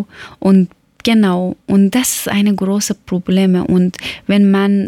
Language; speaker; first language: German; non-native, learner; Persian